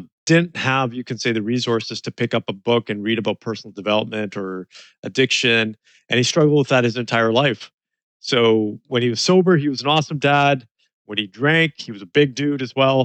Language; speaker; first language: English; native; English